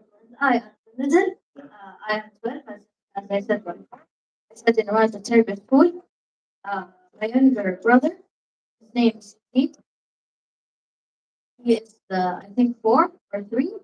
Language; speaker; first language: English; non-native, learner; Arabic